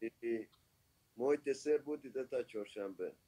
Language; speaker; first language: Russian; non-native, learner; Persian